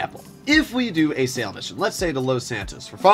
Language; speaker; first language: English; native; English